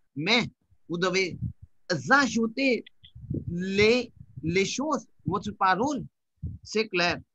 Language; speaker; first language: French; non-native, learner; Hindi